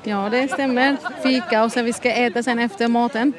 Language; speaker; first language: Swedish; non-native, learner; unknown